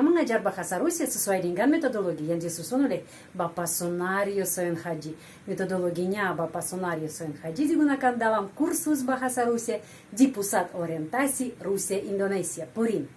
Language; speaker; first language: Indonesian; non-native, fluent; Russian